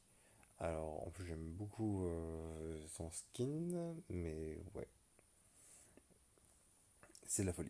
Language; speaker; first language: French; native; French